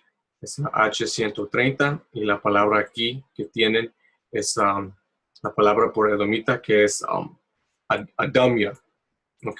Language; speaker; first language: Spanish; early bilingual, heritage; Spanish